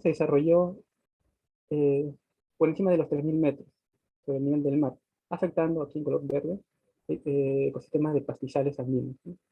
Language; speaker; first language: Spanish; native; Spanish